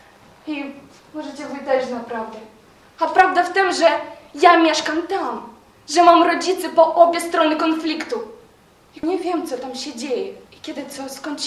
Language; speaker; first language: Polish; non-native, learner; Ukrainian